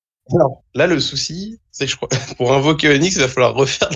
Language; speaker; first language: French; native; French